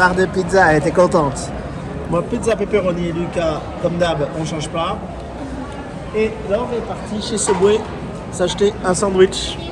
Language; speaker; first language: French; native; French